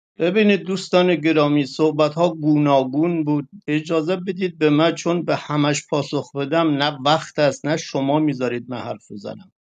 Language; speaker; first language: Persian; non-native, local second language; Kurdish